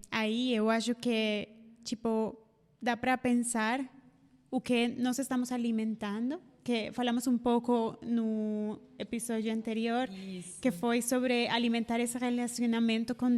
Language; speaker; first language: Portuguese; non-native, fluent; Spanish